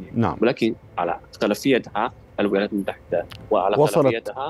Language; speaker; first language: Arabic; non-native, fluent; Chinese